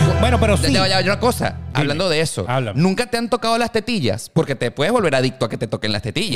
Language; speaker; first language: Spanish; native; Spanish